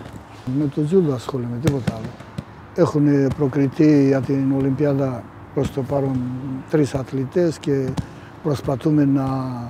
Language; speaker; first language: Greek; non-native, fluent; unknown